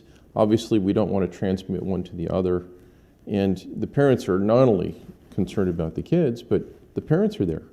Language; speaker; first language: English; native; English